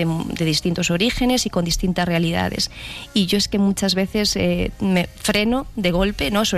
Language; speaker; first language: Spanish; native; Spanish